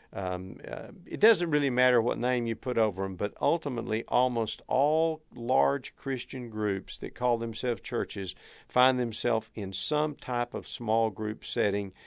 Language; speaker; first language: English; native; English